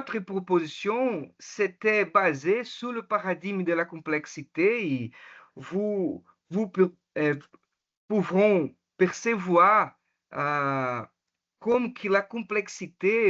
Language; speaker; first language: French; non-native, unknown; Portuguese